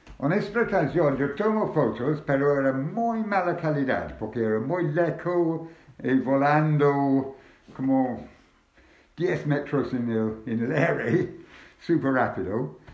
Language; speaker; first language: Spanish; non-native, learner; English